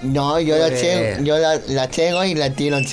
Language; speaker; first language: Catalan; non-native, local second language; Spanish